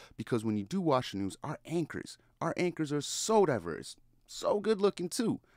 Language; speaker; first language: English; native; English